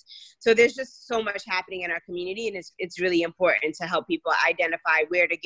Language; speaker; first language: English; early bilingual, other home language; Kabuverdianu